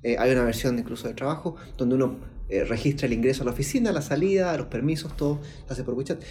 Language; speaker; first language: Spanish; native; Spanish